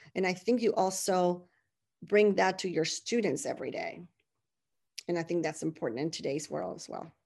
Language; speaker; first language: English; non-native, fluent; Spanish